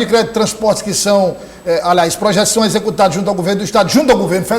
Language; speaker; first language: Portuguese; native; Portuguese